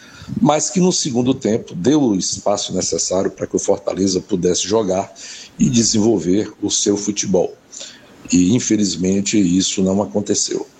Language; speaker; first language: Portuguese; native; Portuguese